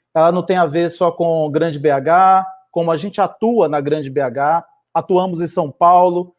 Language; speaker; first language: Portuguese; native; Portuguese